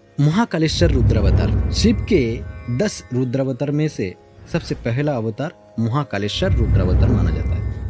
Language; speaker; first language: Hindi; non-native, local second language; Bangla